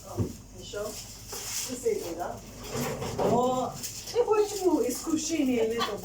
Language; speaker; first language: Russian; non-native, learner; English